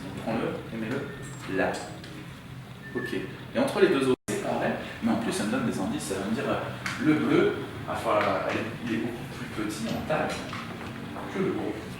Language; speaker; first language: French; native; French